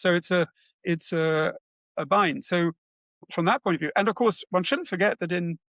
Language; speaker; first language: English; native; English